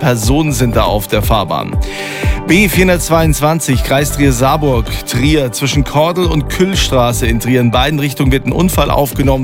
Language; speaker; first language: German; native; German